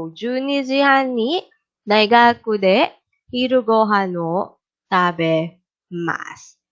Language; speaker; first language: Japanese; non-native, fluent; Filipino